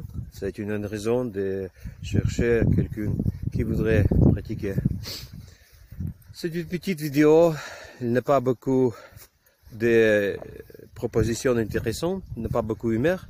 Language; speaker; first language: French; non-native, learner; Ukrainian